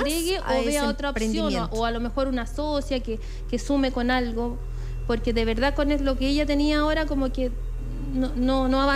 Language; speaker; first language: Spanish; native; Spanish